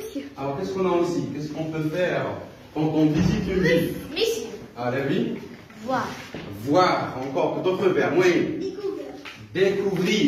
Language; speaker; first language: French; non-native, local second language; Arabic